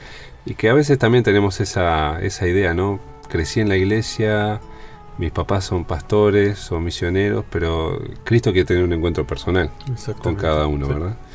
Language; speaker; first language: Spanish; native; Spanish